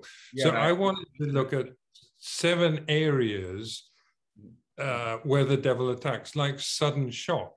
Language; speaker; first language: English; native; English